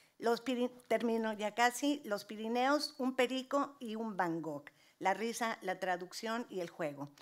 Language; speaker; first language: Spanish; native; Spanish